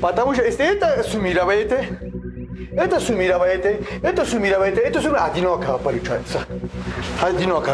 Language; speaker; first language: Russian; non-native, learner; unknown